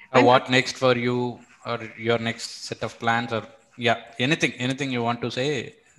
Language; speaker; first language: English; non-native, local second language; Tamil